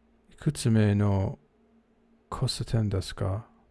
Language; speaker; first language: Japanese; non-native, learner; English